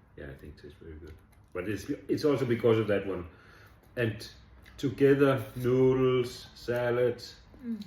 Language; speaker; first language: English; non-native, learner; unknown